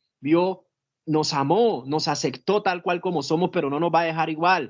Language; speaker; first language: Spanish; native; Spanish